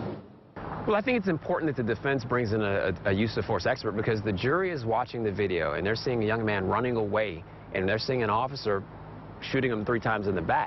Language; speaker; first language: English; native; English